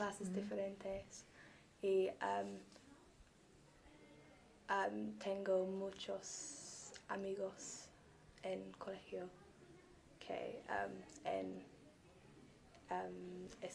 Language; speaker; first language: Spanish; non-native, learner; English